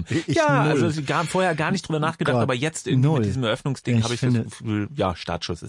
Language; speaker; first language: German; native; German